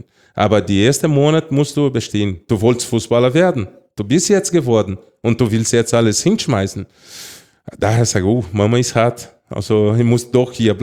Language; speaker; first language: German; non-native, fluent; Portuguese